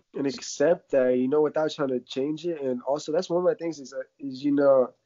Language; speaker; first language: English; early bilingual, other home language; Russian